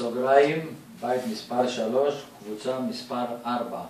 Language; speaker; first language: Hebrew; native; Hebrew